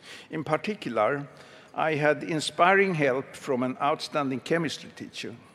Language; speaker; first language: English; non-native, fluent; Swedish